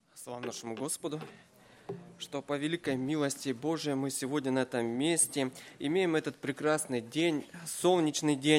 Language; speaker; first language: Russian; native; Russian